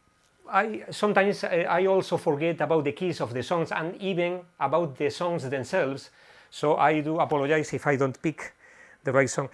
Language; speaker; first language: English; non-native, fluent; Spanish